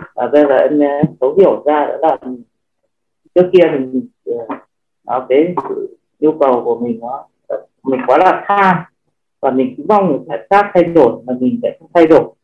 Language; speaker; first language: Vietnamese; native; Vietnamese